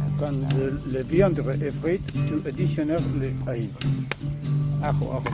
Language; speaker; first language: French; non-native, learner; Spanish